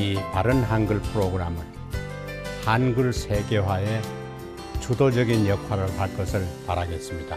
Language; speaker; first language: Korean; native; Korean